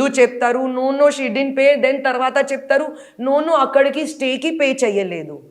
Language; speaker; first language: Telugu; non-native, learner; Hindi